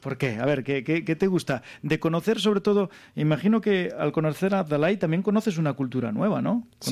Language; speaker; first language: Spanish; native; Spanish